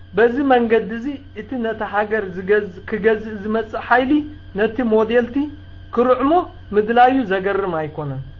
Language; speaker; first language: Tigrinya; native; Tigrinya